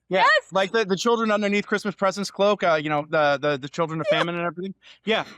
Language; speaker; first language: English; native; English